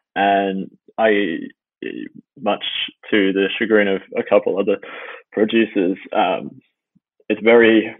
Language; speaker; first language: English; native; English